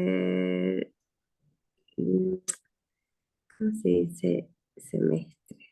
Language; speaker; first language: French; non-native, learner; Spanish